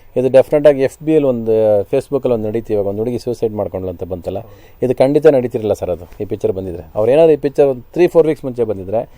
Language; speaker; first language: Kannada; native; Kannada